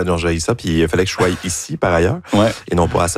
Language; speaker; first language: French; native; French